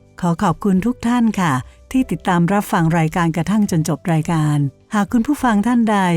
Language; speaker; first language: Thai; native; Thai